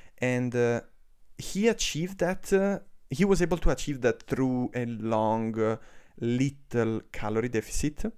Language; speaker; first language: English; non-native, fluent; Italian